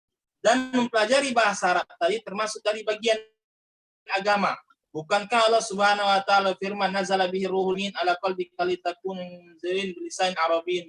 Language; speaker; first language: Indonesian; native; Indonesian